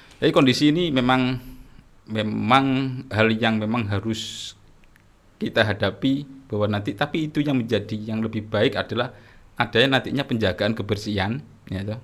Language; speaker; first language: Indonesian; native; Indonesian